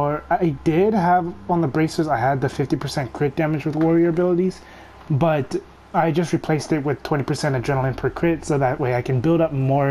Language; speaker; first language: English; native; English